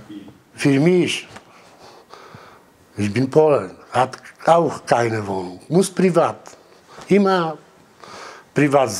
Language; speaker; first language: German; non-native, learner; Polish